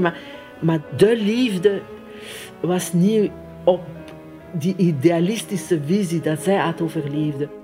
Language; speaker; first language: Dutch; non-native, fluent; French